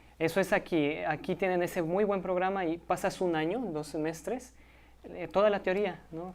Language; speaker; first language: Spanish; native; Spanish